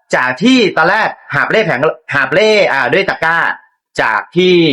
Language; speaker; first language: Thai; native; Thai